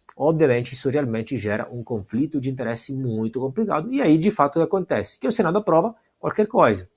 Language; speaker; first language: Portuguese; non-native, fluent; Italian